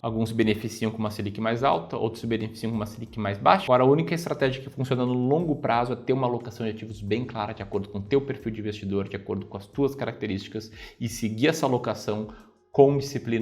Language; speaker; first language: Portuguese; native; Portuguese